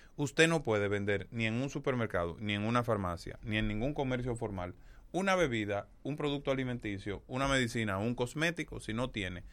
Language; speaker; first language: Spanish; native; Spanish